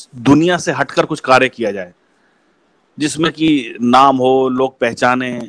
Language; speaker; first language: Hindi; native; Hindi